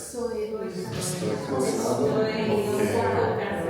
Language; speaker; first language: Spanish; non-native, learner; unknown